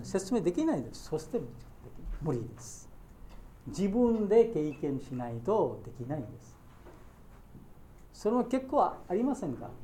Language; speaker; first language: Japanese; non-native, learner; Bangla